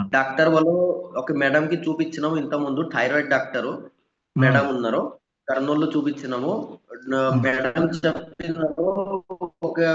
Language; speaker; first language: Telugu; non-native, local second language; Bangla